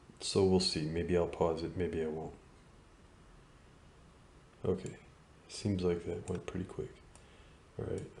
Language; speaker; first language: English; native; English